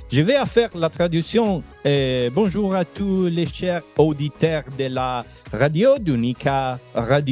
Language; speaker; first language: French; non-native, learner; Italian